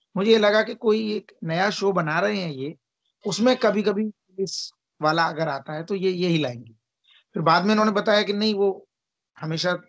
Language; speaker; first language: Hindi; native; Hindi